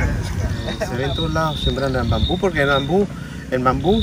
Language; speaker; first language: Spanish; non-native, fluent; Vietnamese